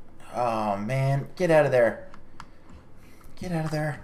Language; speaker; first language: English; native; English